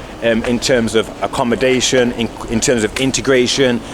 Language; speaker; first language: English; native; English